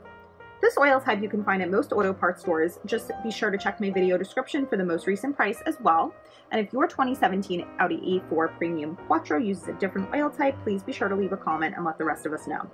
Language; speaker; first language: English; native; English